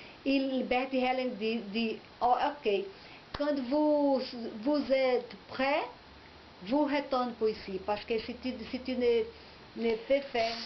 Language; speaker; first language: French; non-native, learner; Portuguese